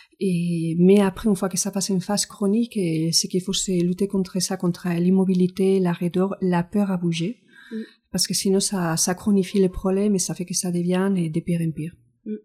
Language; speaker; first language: French; non-native, fluent; Spanish